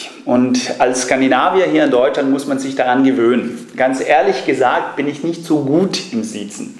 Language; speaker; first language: German; non-native, fluent; Danish